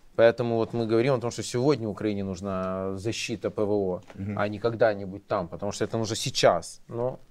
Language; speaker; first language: Russian; native; Russian